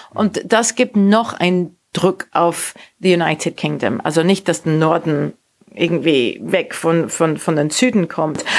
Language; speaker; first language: German; non-native, fluent; English